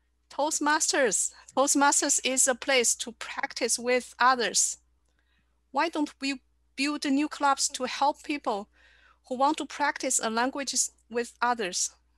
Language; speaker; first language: English; non-native, fluent; Chinese